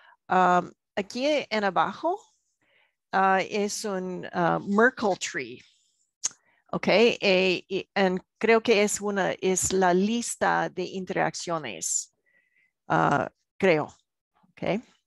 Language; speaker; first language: Spanish; non-native, learner; English